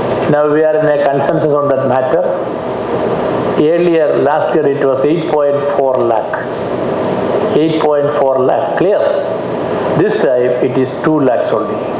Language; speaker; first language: English; non-native, local second language; Malayalam